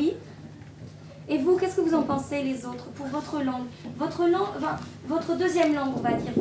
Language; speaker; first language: French; native; French